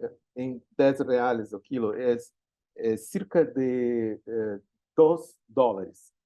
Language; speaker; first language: Spanish; non-native, learner; Portuguese